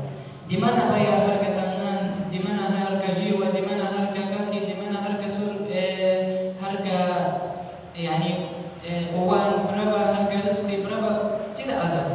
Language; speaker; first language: Indonesian; non-native, learner; Arabic